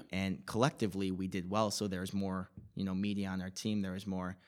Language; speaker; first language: English; native; English